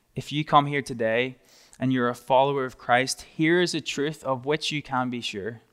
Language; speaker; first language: English; native; English